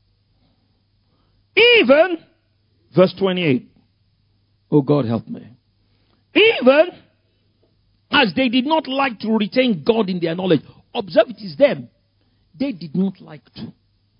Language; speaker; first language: English; non-native, local second language; Yoruba